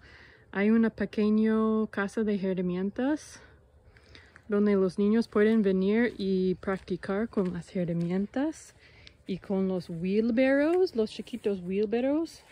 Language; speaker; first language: Spanish; non-native, learner; English